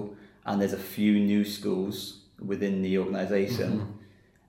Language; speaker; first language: English; native; English